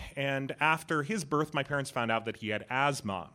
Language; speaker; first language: English; early bilingual, other home language; Persian